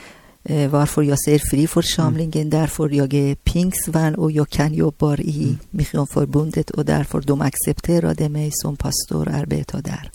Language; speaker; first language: Swedish; non-native, learner; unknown